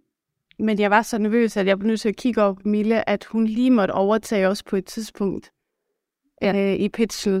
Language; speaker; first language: Danish; native; Danish